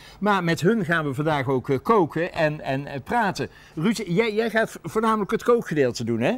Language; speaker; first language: Dutch; native; Dutch